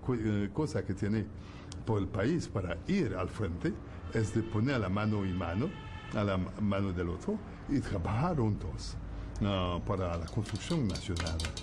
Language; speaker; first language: Spanish; non-native, fluent; Haitian Creole